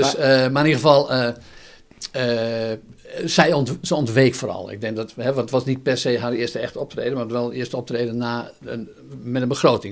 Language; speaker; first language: Dutch; native; Dutch